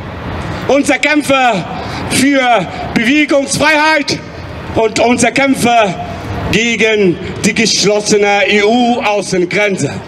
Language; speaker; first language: German; non-native, fluent; Arabic